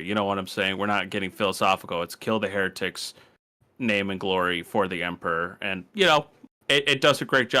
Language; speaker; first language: English; native; English